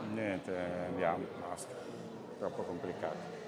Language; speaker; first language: Italian; native; Italian